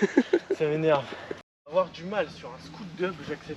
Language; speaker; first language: French; native; French